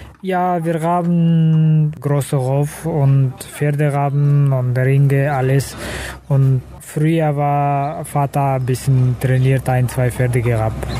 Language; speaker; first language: German; non-native, learner; Kazakh